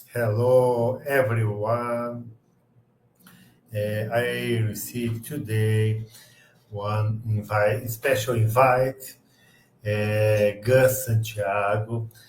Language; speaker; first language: English; non-native, learner; Portuguese